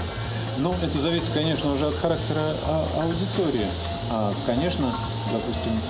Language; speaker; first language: Russian; native; Russian